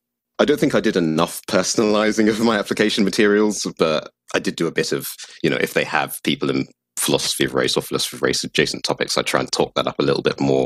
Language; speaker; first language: English; native; English